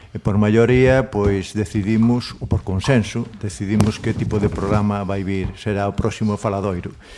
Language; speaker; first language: Galician; non-native, local second language; Spanish